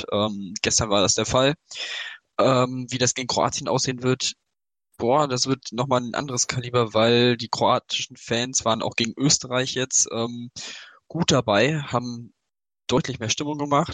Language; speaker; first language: German; native; German